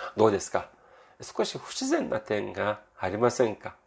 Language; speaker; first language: Japanese; non-native, fluent; Korean